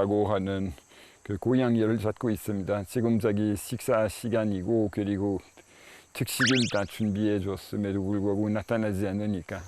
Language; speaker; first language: Korean; non-native, fluent; French